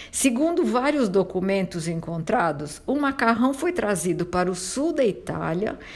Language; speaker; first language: Portuguese; non-native, fluent; Italian